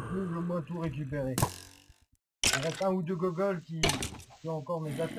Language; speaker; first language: French; native; French